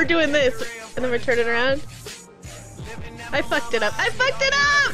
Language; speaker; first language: English; native; English